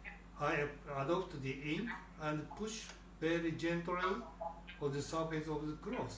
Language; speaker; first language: English; non-native, learner; Japanese